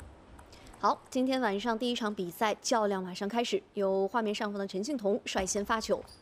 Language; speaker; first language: Chinese; native; Chinese